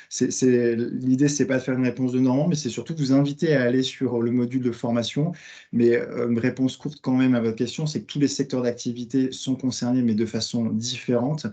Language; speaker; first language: French; native; French